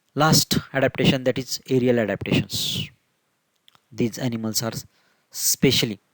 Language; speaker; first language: English; non-native, local second language; Marathi